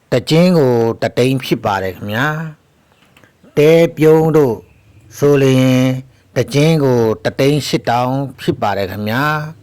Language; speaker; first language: Burmese; non-native, local second language; Shan